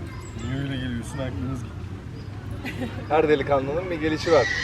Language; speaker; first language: Turkish; native; Turkish